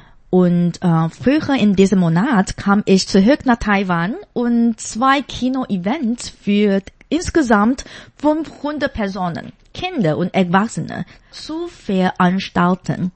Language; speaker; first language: German; non-native, fluent; Chinese